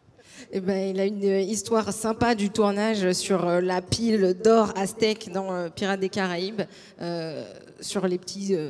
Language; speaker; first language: French; native; French